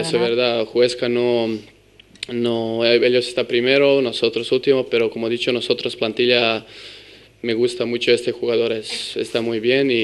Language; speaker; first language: Spanish; non-native, learner; Serbian